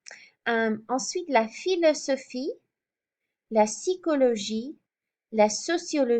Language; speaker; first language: French; non-native, fluent; English